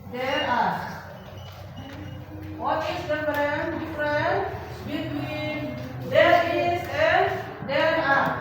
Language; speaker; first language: English; non-native, learner; Indonesian